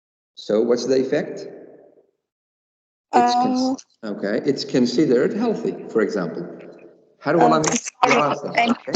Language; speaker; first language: English; non-native, fluent; Central Kurdish